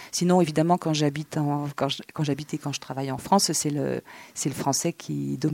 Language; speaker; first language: French; native; French